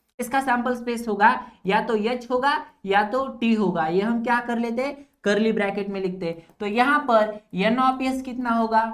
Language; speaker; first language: Hindi; non-native, local second language; Marathi